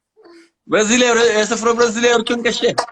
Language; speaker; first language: Portuguese; non-native, learner; Kabuverdianu